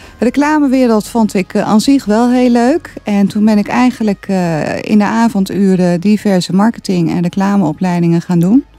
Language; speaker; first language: Dutch; native; Dutch